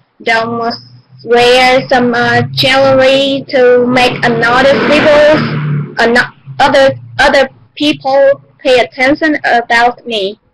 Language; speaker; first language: English; non-native, learner; Vietnamese